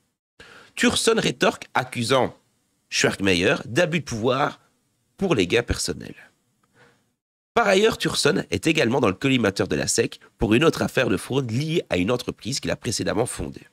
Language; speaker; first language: French; native; French